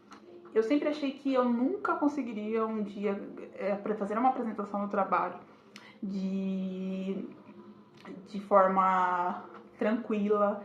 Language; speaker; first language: Portuguese; native; Portuguese